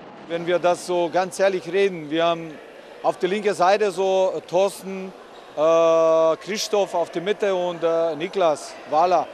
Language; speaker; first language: German; non-native, fluent; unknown